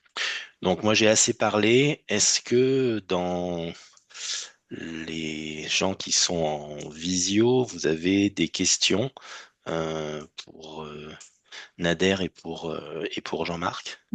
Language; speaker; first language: French; native; French